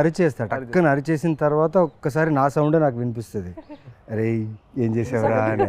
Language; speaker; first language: Telugu; native; Telugu